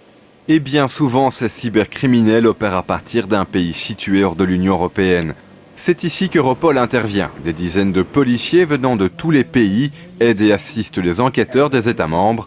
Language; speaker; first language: French; native; French